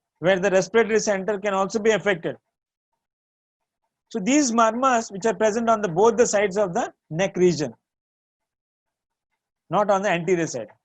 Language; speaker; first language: English; non-native, local second language; Tamil